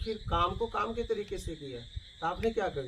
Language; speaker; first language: Hindi; native; Hindi